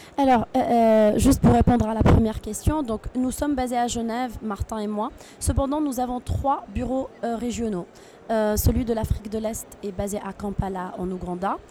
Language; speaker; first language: French; non-native, local second language; Arabic